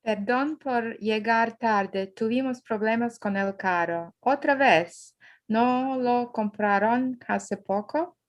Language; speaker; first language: Spanish; non-native, learner; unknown